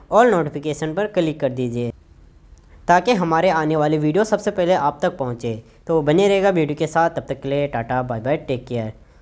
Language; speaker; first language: Hindi; native; Hindi